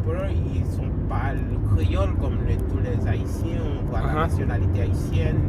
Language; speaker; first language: French; non-native, local second language; Haitian Creole